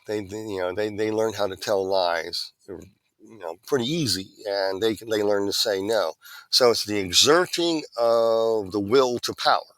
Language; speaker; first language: English; native; English